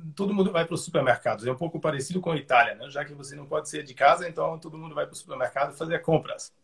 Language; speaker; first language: Portuguese; non-native, fluent; German